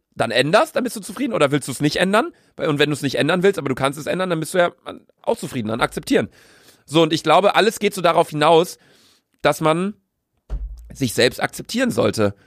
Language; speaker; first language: German; native; German